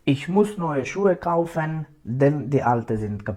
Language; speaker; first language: German; non-native, fluent; Macedonian